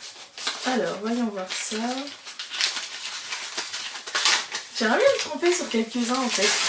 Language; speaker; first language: French; native; French